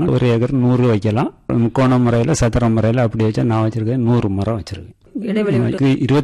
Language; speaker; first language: Tamil; native; Tamil